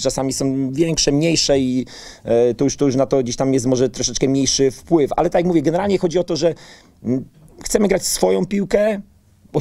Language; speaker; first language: Polish; native; Polish